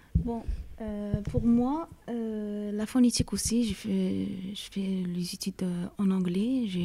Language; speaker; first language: French; non-native, learner; Arabic